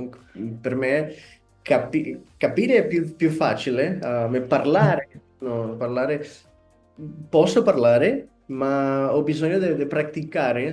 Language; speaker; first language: Italian; non-native, learner; Spanish